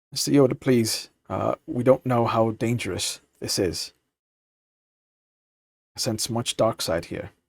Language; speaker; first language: English; native; English